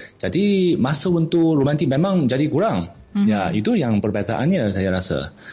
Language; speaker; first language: Malay; non-native, fluent; Chinese